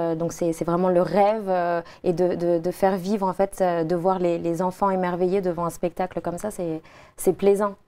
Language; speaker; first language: French; native; French